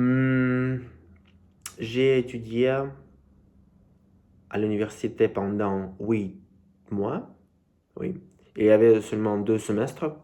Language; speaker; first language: French; non-native, learner; Russian